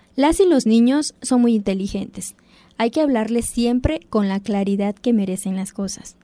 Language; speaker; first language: Spanish; non-native, local second language; Zapotec